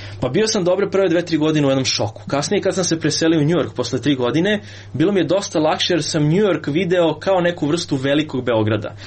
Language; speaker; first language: Serbian; native; Serbian